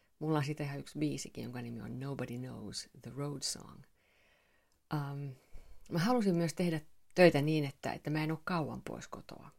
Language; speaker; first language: Finnish; non-native, local second language; Swedish